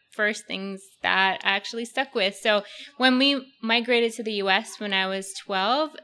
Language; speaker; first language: English; early bilingual, other home language; Russian